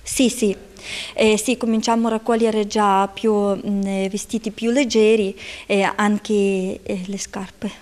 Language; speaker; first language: Italian; non-native, fluent; Ukrainian